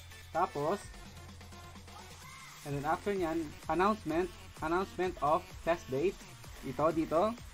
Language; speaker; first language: English; non-native, local second language; Filipino